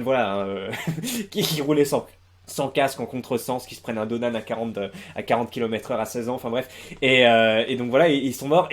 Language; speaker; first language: French; native; French